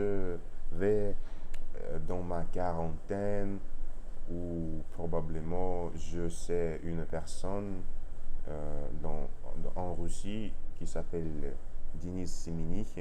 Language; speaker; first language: French; non-native, learner; Russian